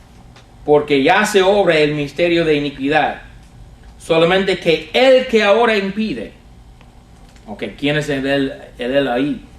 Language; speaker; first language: Spanish; non-native, fluent; English